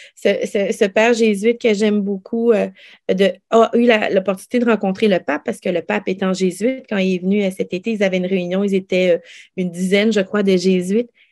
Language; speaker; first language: French; early bilingual, other home language; Lao